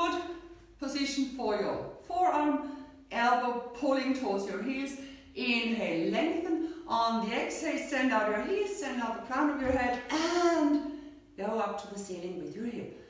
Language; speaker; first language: English; non-native, fluent; German